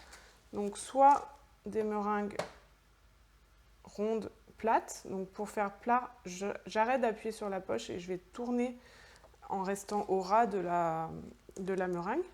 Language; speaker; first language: French; native; French